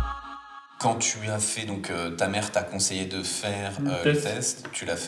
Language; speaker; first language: French; native; French